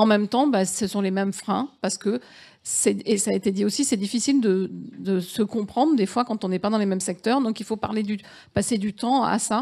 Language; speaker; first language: French; native; French